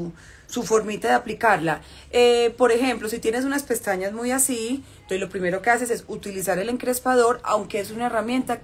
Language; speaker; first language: Spanish; native; Spanish